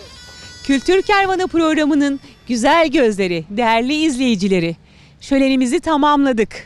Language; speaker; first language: Turkish; native; Turkish